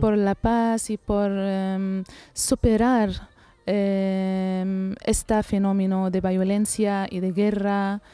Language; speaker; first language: Spanish; non-native, learner; Arabic